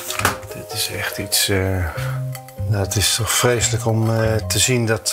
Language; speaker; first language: Dutch; native; Dutch